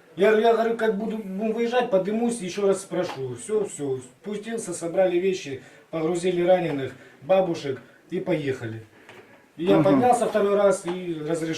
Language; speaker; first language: Russian; native; Russian